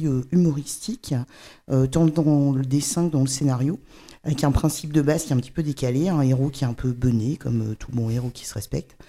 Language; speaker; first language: French; native; French